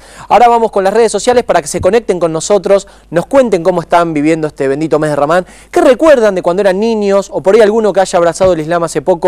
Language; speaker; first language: Spanish; native; Spanish